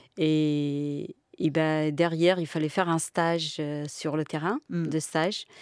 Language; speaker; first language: French; non-native, fluent; Portuguese